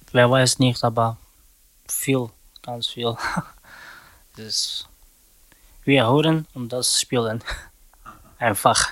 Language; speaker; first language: German; non-native, learner; Romany